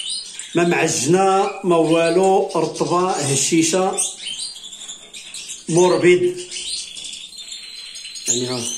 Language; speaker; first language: Arabic; native; Arabic